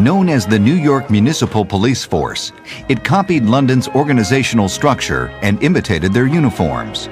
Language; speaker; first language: English; native; English